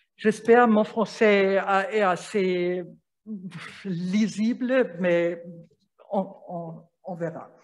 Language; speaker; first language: French; non-native, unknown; German